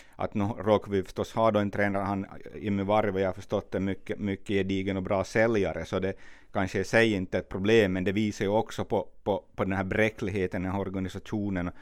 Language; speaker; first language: Swedish; native; Swedish